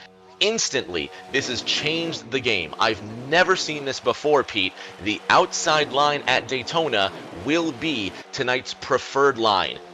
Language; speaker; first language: English; native; English